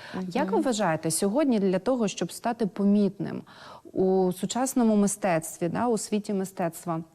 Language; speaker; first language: Ukrainian; native; Ukrainian